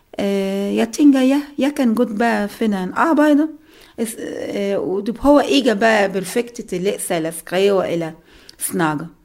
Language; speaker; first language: Danish; non-native, learner; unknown